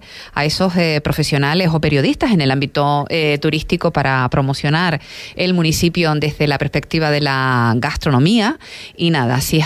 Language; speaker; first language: Spanish; native; Spanish